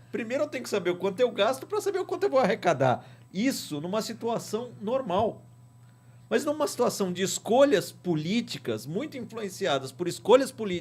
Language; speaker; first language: Portuguese; native; Portuguese